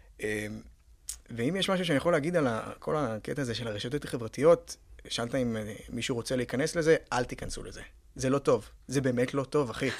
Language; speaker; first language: Hebrew; native; Hebrew